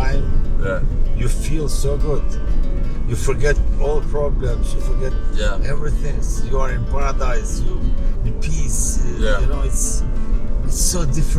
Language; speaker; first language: English; non-native, learner; Albanian